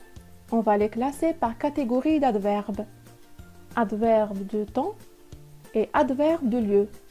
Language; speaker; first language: French; non-native, local second language; Arabic